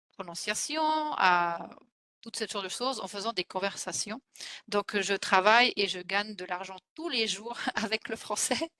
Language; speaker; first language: French; non-native, fluent; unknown